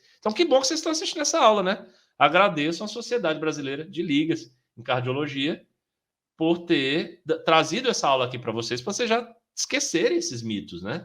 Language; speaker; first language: Portuguese; native; Portuguese